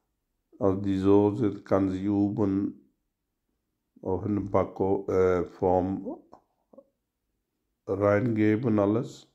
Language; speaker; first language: German; non-native, learner; Urdu